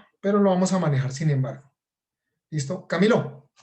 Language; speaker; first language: Spanish; native; Spanish